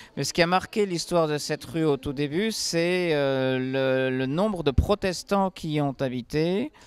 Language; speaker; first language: French; native; French